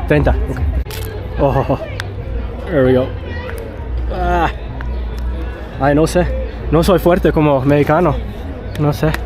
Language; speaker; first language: Spanish; non-native, learner; English